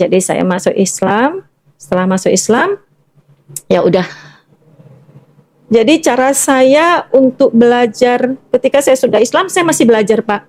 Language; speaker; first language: Indonesian; native; Indonesian